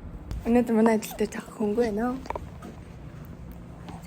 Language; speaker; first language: Korean; non-native, learner; Mongolian